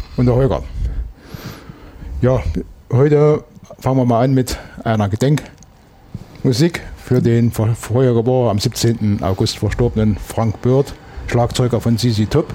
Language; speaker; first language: German; native; German